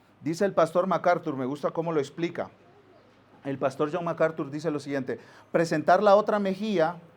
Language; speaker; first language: Spanish; native; Spanish